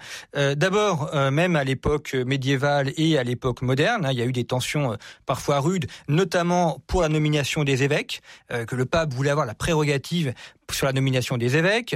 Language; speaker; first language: French; native; French